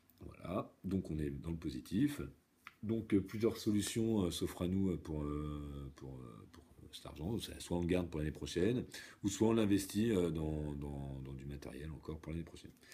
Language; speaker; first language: French; native; French